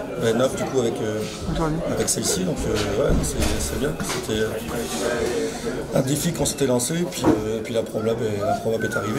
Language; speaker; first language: French; native; French